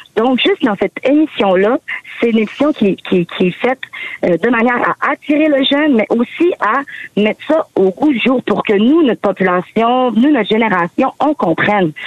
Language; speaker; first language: French; native; French